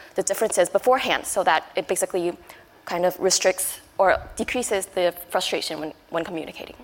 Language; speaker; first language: English; non-native, fluent; Chinese